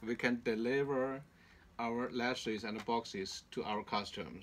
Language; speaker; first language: English; non-native, learner; Chinese